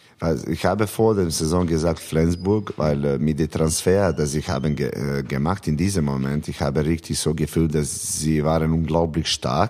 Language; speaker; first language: German; non-native, learner; Serbian